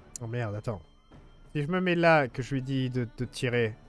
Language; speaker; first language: French; native; French